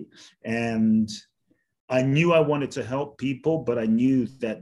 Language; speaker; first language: English; native; English